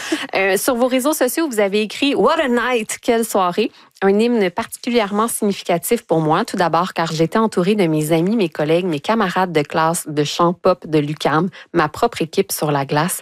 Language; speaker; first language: French; native; French